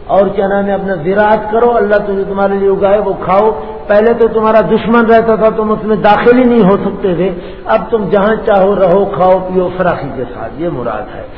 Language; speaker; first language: Urdu; non-native, local second language; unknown